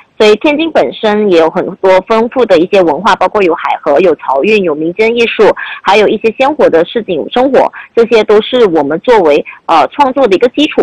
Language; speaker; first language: Chinese; early bilingual, heritage; Chinese